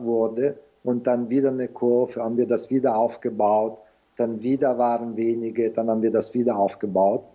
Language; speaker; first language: German; non-native, fluent; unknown